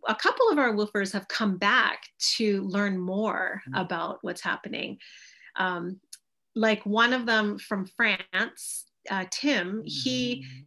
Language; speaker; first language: English; native; English